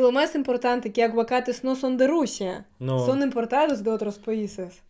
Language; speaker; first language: Spanish; non-native, learner; Russian